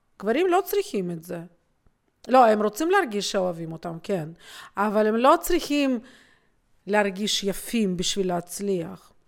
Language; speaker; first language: Hebrew; non-native, fluent; Russian